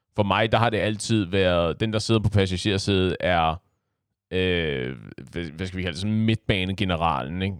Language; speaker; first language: Danish; native; Danish